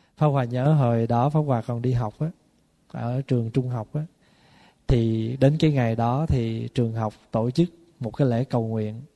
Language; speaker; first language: Vietnamese; early bilingual, other home language; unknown